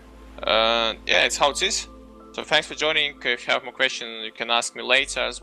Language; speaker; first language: English; non-native, fluent; Russian